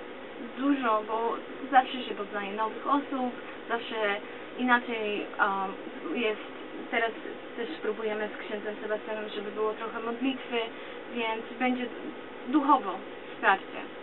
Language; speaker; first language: Polish; early bilingual, other home language; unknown